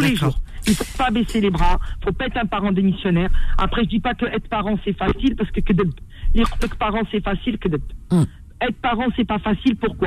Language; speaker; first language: French; non-native, local second language; Arabic